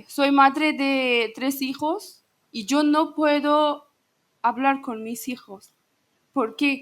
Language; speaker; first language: Spanish; non-native, learner; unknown